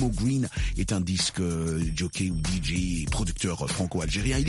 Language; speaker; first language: French; non-native, local second language; Lingala